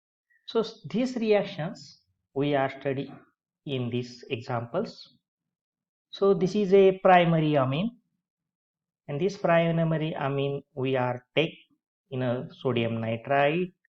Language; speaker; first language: English; non-native, local second language; Marathi